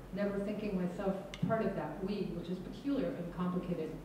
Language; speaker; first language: English; non-native, fluent; Spanish